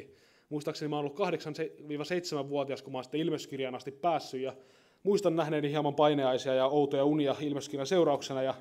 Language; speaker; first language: Finnish; native; Finnish